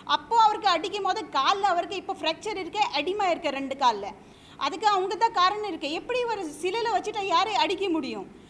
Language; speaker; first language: Tamil; non-native, local second language; Hindi